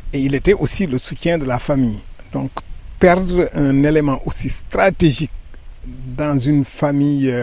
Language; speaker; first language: French; non-native, local second language; Wolof